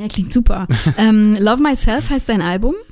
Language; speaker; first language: German; native; German